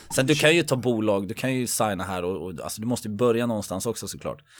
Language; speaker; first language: Swedish; native; Swedish